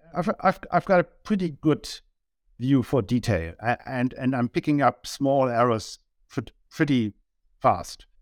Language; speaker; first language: English; non-native, fluent; German